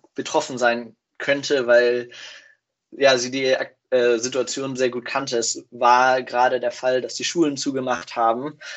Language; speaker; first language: German; native; German